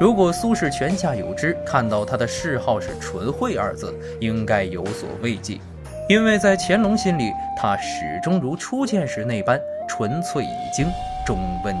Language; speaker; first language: Chinese; native; Chinese